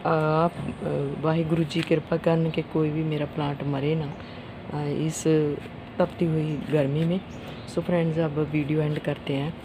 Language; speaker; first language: Hindi; non-native, local second language; Punjabi